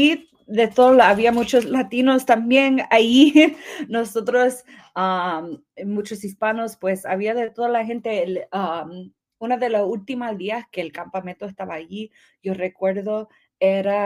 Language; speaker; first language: Spanish; early bilingual, heritage; English